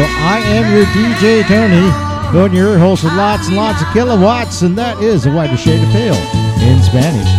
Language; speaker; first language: English; native; English